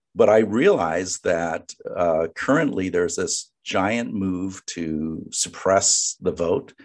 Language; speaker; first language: English; native; English